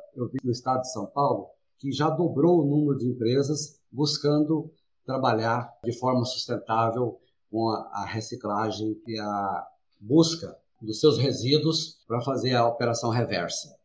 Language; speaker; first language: Portuguese; native; Portuguese